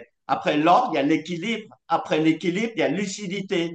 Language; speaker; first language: French; non-native, fluent; Vietnamese